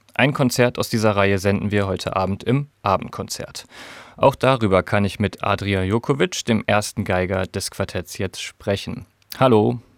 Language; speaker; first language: German; native; German